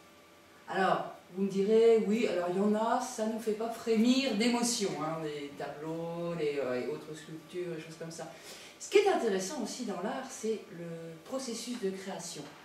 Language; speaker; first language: French; native; French